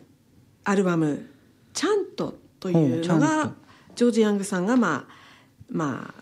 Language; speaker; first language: Japanese; native; Japanese